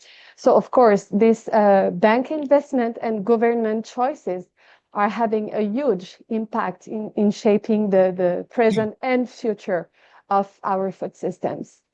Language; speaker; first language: English; non-native, fluent; French